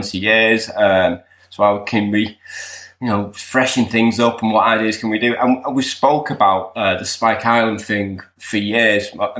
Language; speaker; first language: English; native; English